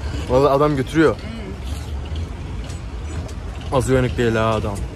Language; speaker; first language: Turkish; native; Turkish